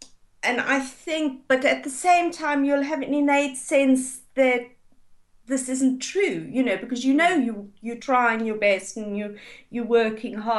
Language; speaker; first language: English; native; English